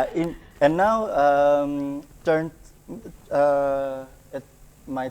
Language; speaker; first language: English; non-native, learner; Indonesian